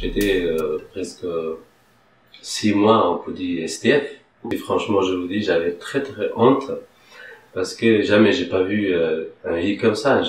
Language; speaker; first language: French; non-native, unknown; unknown